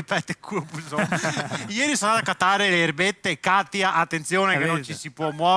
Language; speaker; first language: Italian; native; Italian